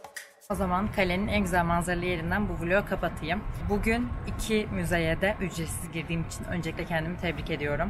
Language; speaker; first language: Turkish; native; Turkish